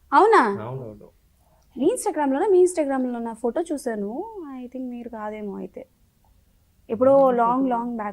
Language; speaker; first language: Telugu; native; Telugu